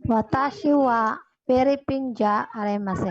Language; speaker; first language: Japanese; non-native, learner; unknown